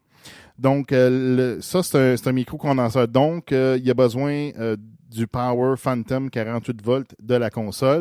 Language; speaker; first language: French; native; French